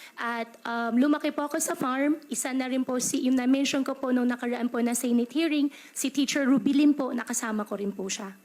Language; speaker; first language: Filipino; native; Filipino